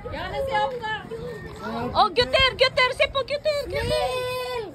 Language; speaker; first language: Norwegian; non-native, learner; Filipino